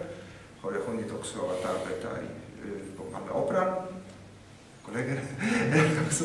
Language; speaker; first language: Swedish; non-native, fluent; Polish